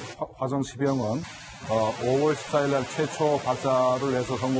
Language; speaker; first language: Korean; native; Korean